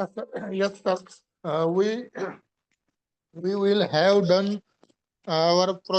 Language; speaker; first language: English; non-native, learner; Hindi